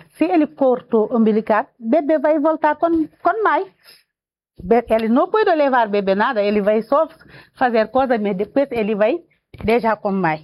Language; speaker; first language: Portuguese; non-native, learner; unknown